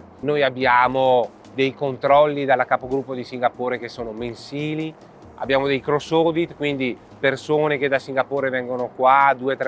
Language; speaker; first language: Italian; native; Italian